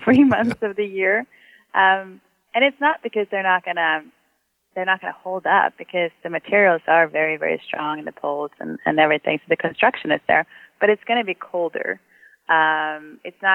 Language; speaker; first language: English; non-native, fluent; Swedish